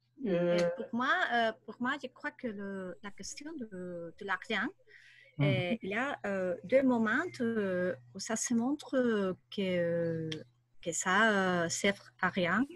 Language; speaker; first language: French; non-native, learner; Spanish